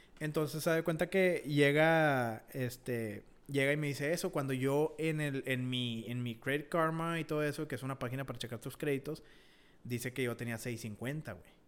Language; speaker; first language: Spanish; early bilingual, heritage; Spanish